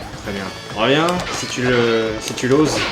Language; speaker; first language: French; native; French